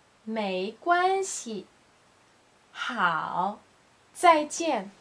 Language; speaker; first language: Chinese; non-native, learner; English